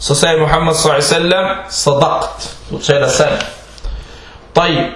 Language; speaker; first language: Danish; early bilingual, other home language; Arabic